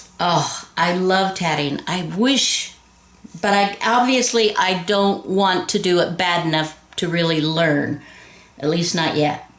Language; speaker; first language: English; native; English